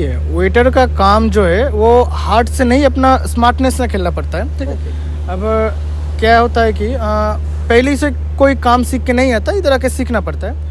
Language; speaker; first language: Hindi; non-native, local second language; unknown